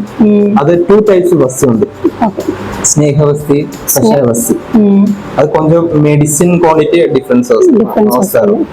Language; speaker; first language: Telugu; non-native, learner; Malayalam